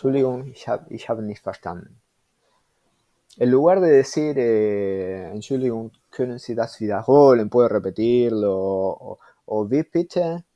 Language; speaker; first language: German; non-native, fluent; Spanish